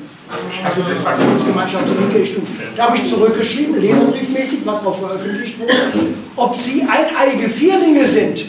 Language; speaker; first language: German; native; German